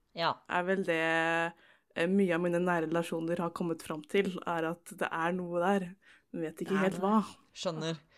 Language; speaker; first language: Norwegian; native; Norwegian